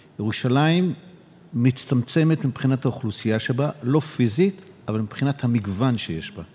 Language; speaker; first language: Hebrew; native; Hebrew